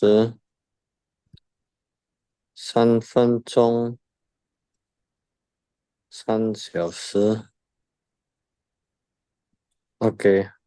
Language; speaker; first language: Chinese; non-native, learner; Indonesian